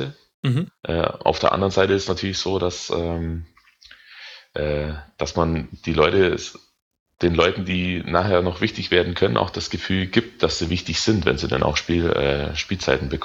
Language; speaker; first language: German; native; German